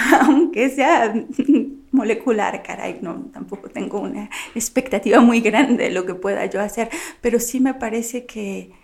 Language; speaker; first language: Spanish; native; Spanish